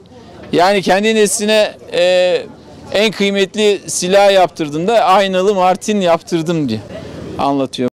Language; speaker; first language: Turkish; native; Turkish